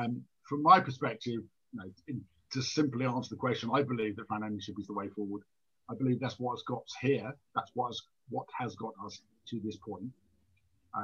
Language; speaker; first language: English; native; English